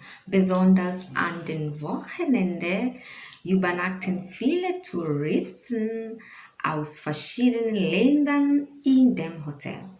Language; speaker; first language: German; non-native, learner; Swahili